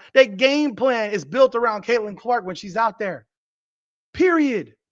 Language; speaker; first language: English; native; English